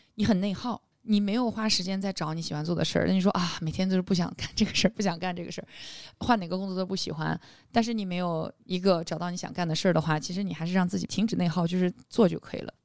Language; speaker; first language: Chinese; native; Chinese